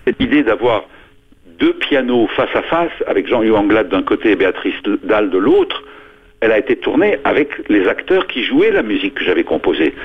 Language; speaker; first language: French; non-native, local second language; Arabic